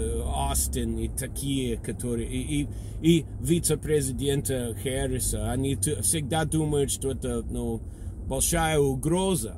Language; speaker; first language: Russian; non-native, fluent; English